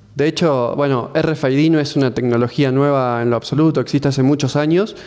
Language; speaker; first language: Spanish; native; Spanish